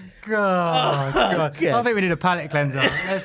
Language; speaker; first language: English; native; English